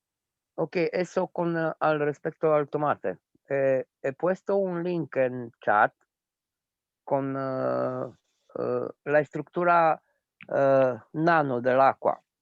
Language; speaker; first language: Spanish; non-native, fluent; Romanian